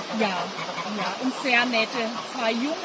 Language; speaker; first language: German; non-native, learner; Thai